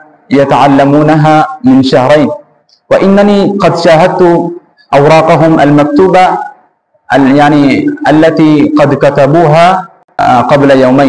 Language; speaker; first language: Arabic; non-native, fluent; Urdu